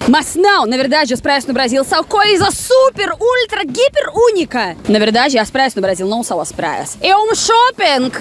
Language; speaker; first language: Portuguese; non-native, fluent; Russian